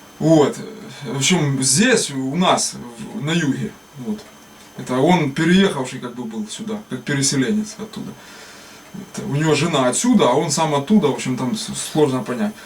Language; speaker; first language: Russian; native; Russian